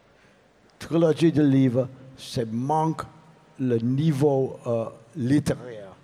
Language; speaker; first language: French; non-native, learner; English